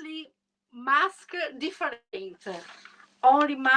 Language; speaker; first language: English; non-native, learner; Italian